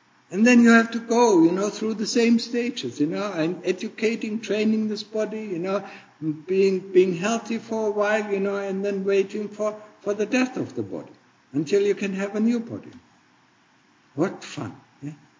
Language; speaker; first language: English; non-native, fluent; German